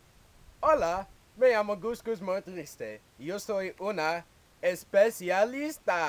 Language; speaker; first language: Spanish; non-native, learner; English